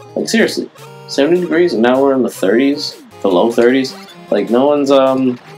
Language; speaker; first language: English; native; English